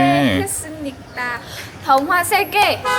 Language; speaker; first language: Korean; non-native, learner; Vietnamese